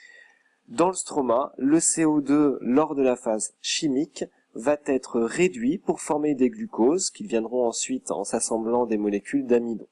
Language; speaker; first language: French; native; French